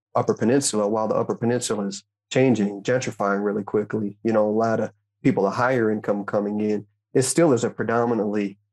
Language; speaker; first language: English; native; English